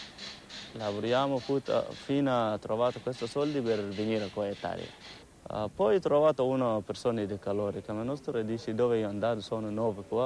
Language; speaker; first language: Italian; non-native, learner; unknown